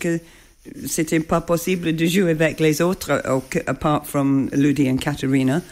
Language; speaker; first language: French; non-native, learner; English